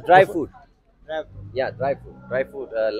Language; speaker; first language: English; non-native, learner; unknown